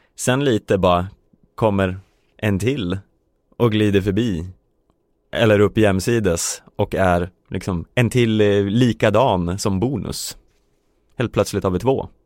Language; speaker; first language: Swedish; native; Swedish